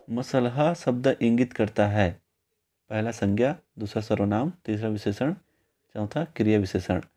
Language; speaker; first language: Hindi; native; Hindi